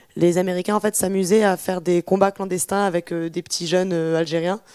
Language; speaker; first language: French; native; French